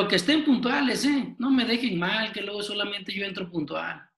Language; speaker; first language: Spanish; native; Spanish